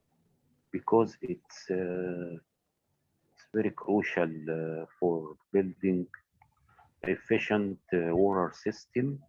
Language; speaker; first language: English; non-native, fluent; Arabic